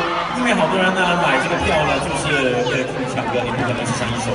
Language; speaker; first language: Chinese; non-native, local second language; Cantonese